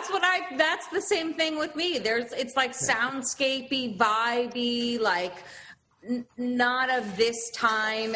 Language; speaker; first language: English; native; English